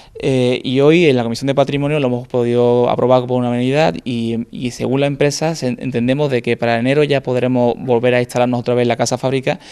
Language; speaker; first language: Spanish; native; Spanish